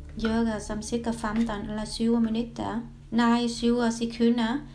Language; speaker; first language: Norwegian; non-native, learner; Vietnamese